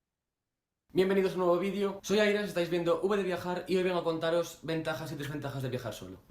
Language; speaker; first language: Spanish; native; Spanish